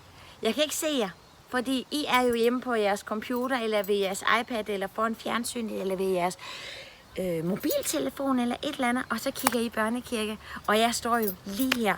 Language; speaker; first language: Danish; native; Danish